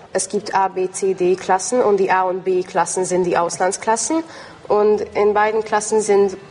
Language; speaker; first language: German; early bilingual, other home language; Turkish